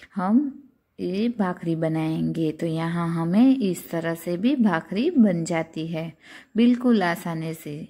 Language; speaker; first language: Hindi; non-native, local second language; Gujarati